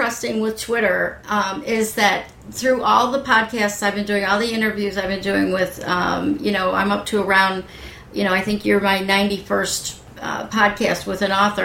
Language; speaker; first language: English; native; English